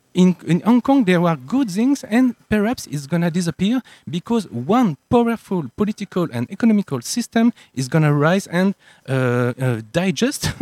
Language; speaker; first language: English; non-native, learner; French